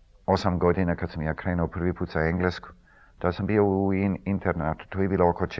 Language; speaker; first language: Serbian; early bilingual, heritage; Serbian